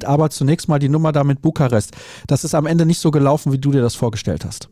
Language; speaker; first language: German; native; German